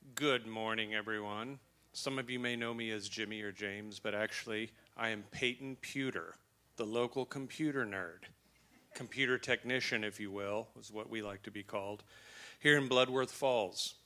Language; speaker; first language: English; native; English